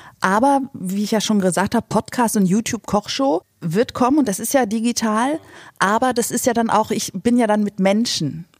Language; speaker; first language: German; native; German